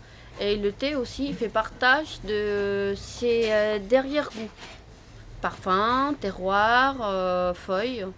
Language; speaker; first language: French; non-native, fluent; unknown